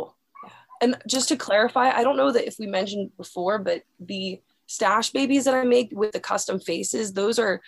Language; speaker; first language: English; native; English